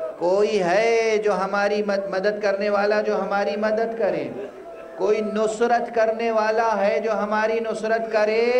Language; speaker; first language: Urdu; native; Urdu